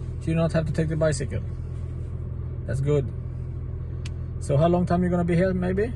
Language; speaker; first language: English; non-native, learner; Swedish